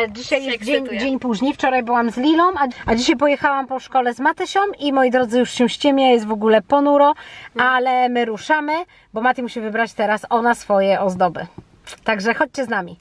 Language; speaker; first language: Polish; native; Polish